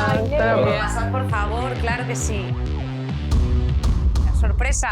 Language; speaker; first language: Spanish; native; Spanish